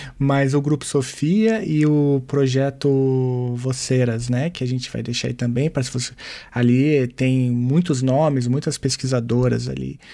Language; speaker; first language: Portuguese; native; Portuguese